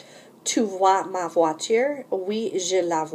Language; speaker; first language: French; non-native, fluent; English